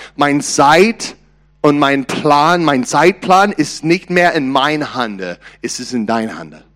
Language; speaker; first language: German; non-native, learner; English